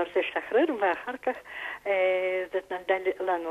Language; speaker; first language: Hebrew; non-native, fluent; Russian